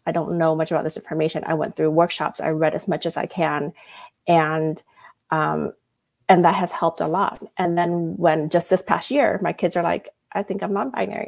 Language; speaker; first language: English; early bilingual, other home language; Vietnamese